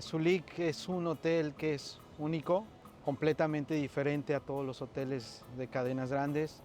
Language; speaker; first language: Spanish; native; Spanish